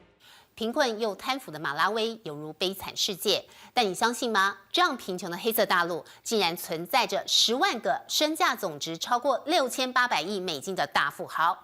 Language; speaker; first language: Chinese; native; Chinese